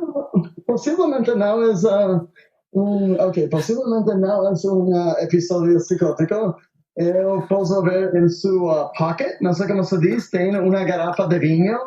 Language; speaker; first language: Portuguese; non-native, learner; Spanish